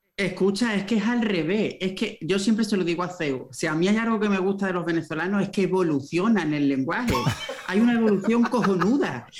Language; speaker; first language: Spanish; native; Spanish